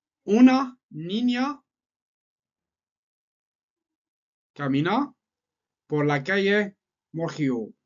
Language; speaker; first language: Spanish; non-native, fluent; French